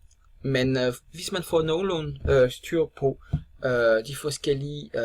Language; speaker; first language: Danish; non-native, fluent; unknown